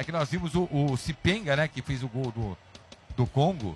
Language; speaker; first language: Portuguese; native; Portuguese